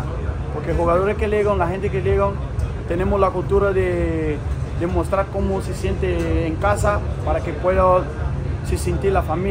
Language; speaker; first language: Spanish; non-native, learner; Portuguese